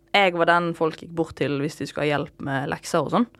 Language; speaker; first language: Norwegian; native; Norwegian